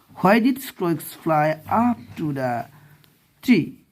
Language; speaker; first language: English; non-native, local second language; Assamese